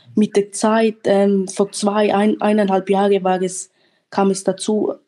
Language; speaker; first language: German; native; German